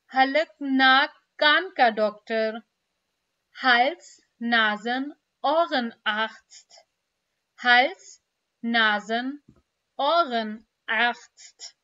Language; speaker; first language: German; non-native, fluent; Urdu